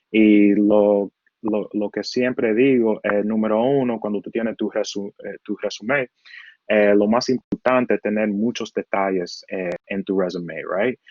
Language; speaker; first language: Spanish; early bilingual, heritage; Spanish